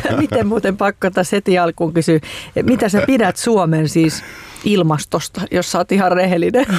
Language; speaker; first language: Finnish; native; Finnish